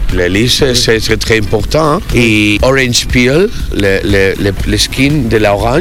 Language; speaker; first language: French; non-native, learner; Spanish